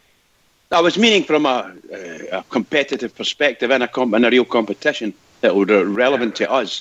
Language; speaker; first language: English; native; English